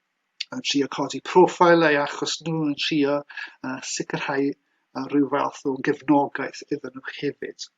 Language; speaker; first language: Welsh; native; Welsh